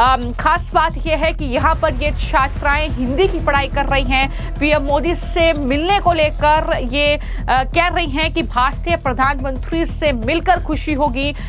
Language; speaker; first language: Hindi; native; Hindi